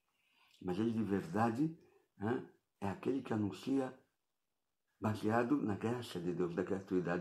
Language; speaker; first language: Portuguese; native; Portuguese